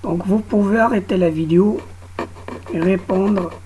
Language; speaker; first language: French; non-native, local second language; Arabic